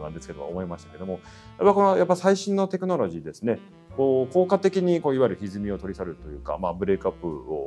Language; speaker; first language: Japanese; native; Japanese